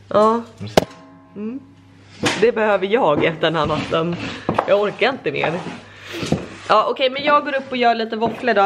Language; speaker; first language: Swedish; native; Swedish